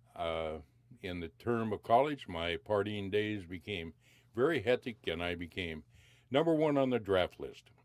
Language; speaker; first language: English; native; English